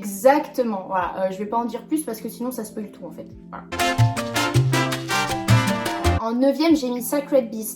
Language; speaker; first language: French; native; French